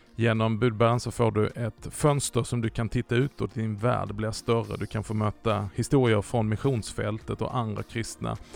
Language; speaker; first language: Swedish; native; Swedish